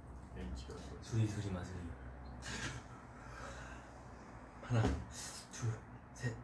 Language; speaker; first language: Korean; early bilingual, heritage; Korean